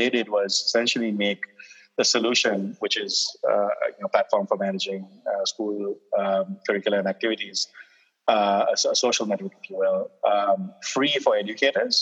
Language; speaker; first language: English; non-native, local second language; Sinhala